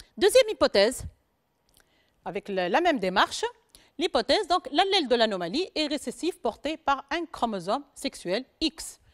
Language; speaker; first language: French; non-native, local second language; Arabic